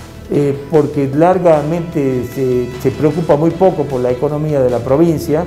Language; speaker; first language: Spanish; native; Spanish